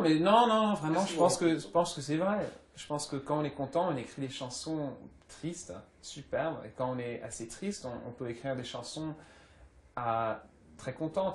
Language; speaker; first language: French; early bilingual, other home language; English